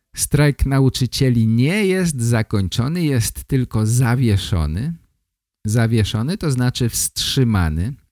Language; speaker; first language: Polish; native; Polish